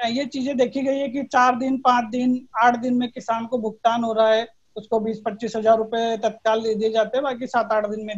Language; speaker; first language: Hindi; native; Hindi